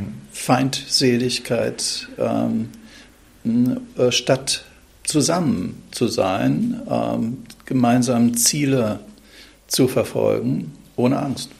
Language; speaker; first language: German; native; German